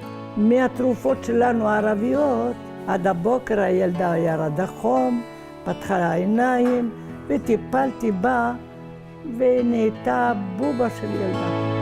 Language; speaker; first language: Hebrew; non-native, fluent; Arabic